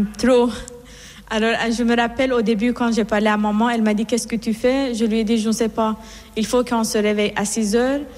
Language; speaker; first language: French; non-native, fluent; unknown